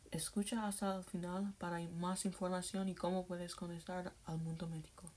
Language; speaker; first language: Spanish; non-native, learner; English